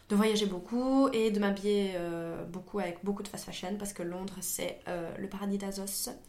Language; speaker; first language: French; native; French